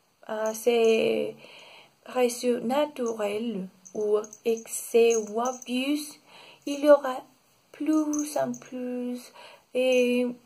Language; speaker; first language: French; non-native, learner; Spanish